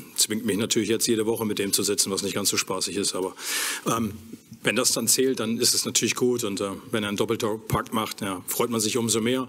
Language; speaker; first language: German; native; German